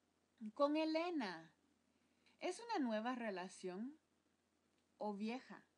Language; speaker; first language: Spanish; non-native, fluent; English